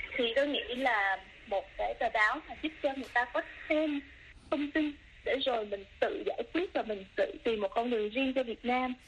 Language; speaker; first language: Vietnamese; early bilingual, other home language; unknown